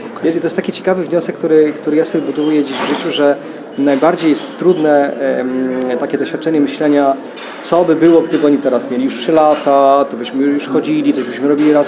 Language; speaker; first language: Polish; native; Polish